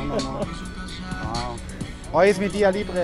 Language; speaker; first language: Spanish; non-native, learner; German